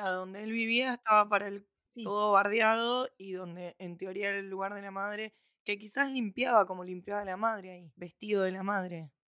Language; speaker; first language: Spanish; native; Spanish